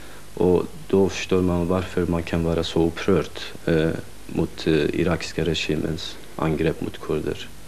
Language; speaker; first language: Swedish; non-native, fluent; Kurdish